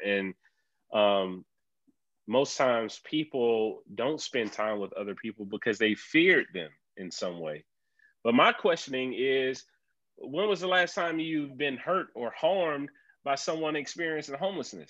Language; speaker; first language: English; native; English